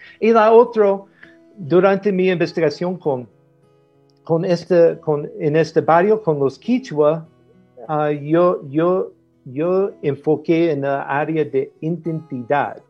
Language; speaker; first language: Spanish; non-native, fluent; English